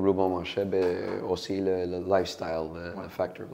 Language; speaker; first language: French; non-native, learner; Spanish